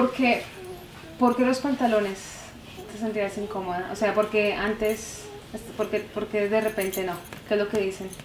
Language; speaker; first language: Spanish; native; Spanish